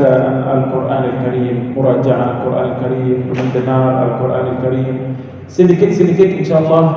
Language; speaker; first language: Indonesian; non-native, learner; Arabic